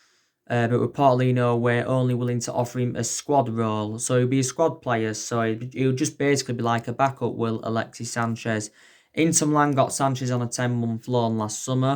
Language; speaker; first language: English; native; English